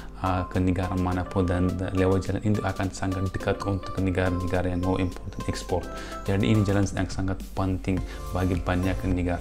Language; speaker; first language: Indonesian; non-native, fluent; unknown